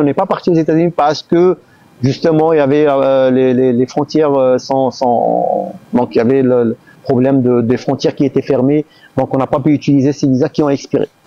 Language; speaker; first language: French; non-native, local second language; Arabic